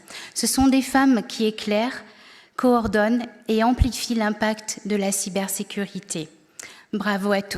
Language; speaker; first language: French; native; French